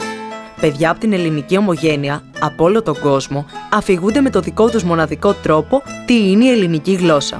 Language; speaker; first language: Greek; native; Greek